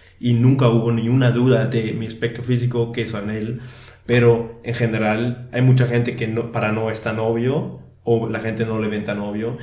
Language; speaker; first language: Spanish; non-native, fluent; German